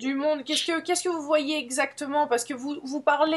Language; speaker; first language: French; native; French